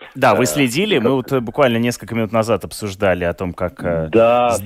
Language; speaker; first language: Russian; native; Russian